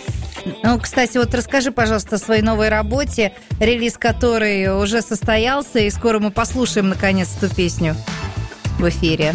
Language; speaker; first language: Russian; native; Russian